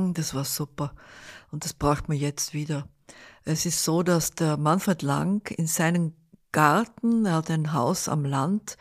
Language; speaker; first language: German; early bilingual, other home language; Dutch